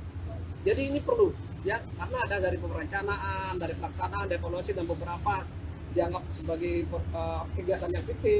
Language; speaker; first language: Indonesian; native; Indonesian